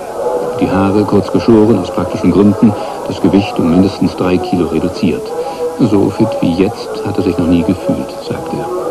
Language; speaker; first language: German; native; German